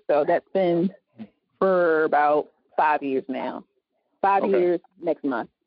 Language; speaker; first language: English; native; English